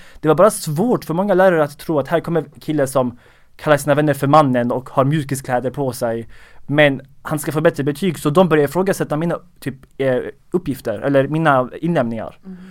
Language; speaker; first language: Swedish; early bilingual, other home language; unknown